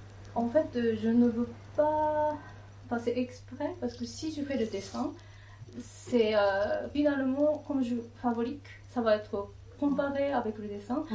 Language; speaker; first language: French; non-native, fluent; Japanese